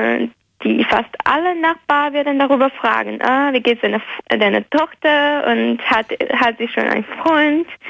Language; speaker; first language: German; non-native, fluent; Chinese